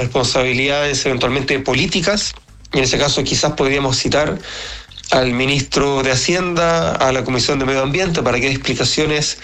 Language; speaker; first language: Spanish; native; Spanish